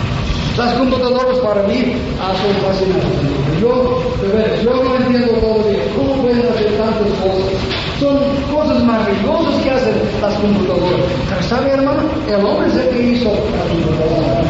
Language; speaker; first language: Spanish; non-native, fluent; English